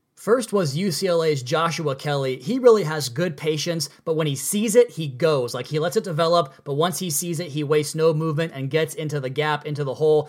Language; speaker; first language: English; native; English